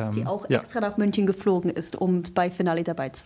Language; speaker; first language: German; non-native, fluent; English